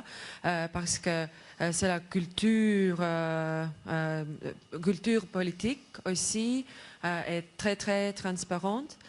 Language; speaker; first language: French; non-native, learner; Estonian